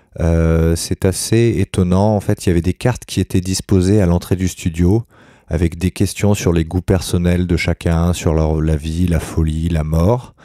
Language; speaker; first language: French; native; French